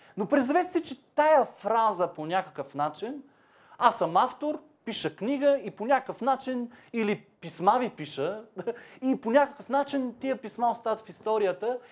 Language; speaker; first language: Bulgarian; native; Bulgarian